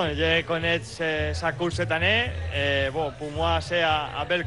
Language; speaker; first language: French; non-native, learner; Spanish